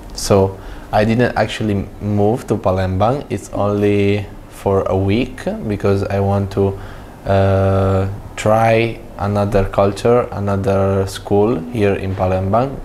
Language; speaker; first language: English; non-native, fluent; Italian